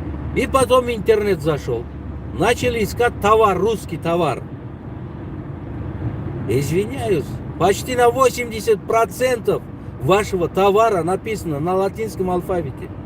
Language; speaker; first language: Russian; non-native, local second language; Tajik